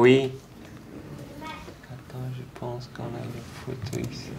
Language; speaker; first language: French; non-native, learner; Persian